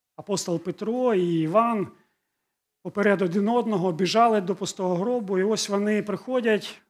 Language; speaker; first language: Ukrainian; non-native, local second language; Russian